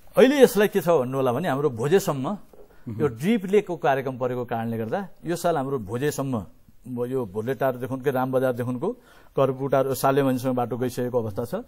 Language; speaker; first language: Nepali; native; Nepali